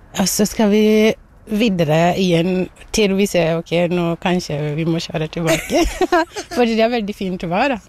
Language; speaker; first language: Norwegian; non-native, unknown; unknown